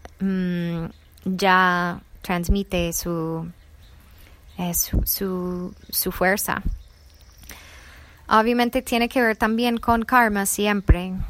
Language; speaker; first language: Spanish; non-native, fluent; English